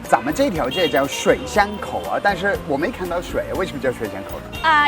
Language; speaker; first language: Chinese; non-native, fluent; English